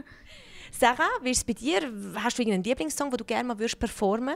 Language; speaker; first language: German; native; German